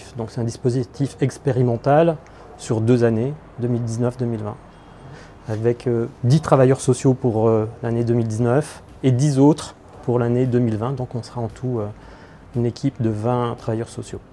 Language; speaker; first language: French; native; French